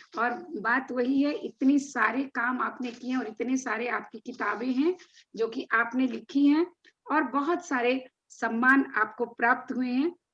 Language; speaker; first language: Hindi; native; Hindi